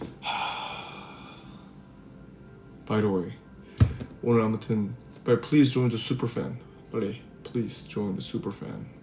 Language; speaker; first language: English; non-native, fluent; Korean